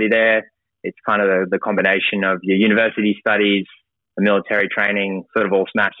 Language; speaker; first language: English; native; English